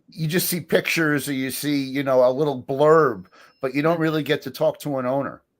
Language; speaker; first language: English; native; English